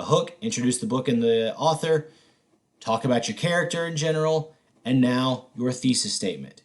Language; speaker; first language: English; native; English